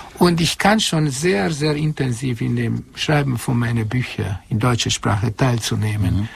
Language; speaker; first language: German; non-native, fluent; Hungarian